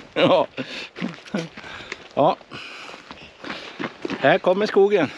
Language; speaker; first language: Swedish; native; Swedish